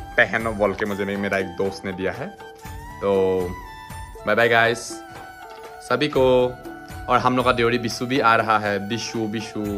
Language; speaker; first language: Hindi; non-native, local second language; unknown